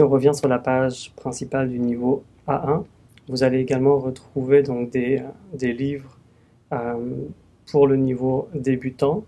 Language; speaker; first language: French; native; French